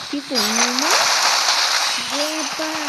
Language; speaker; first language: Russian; non-native, local second language; Kazakh